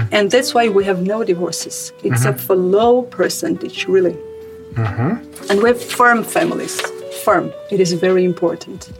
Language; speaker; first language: English; non-native, fluent; Armenian